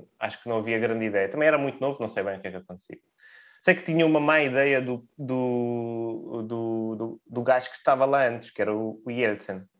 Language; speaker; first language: Portuguese; early bilingual, other home language; Russian